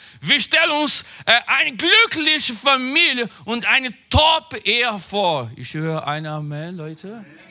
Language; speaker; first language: German; non-native, learner; Portuguese